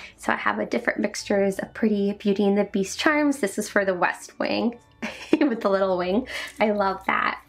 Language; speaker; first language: English; native; English